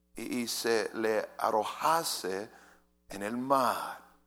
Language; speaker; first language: Spanish; native; Spanish